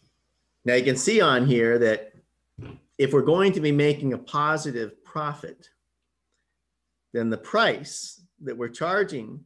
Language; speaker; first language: English; native; English